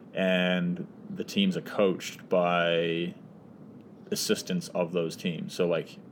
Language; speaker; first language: English; native; English